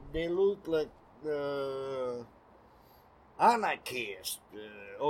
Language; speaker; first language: English; non-native, fluent; French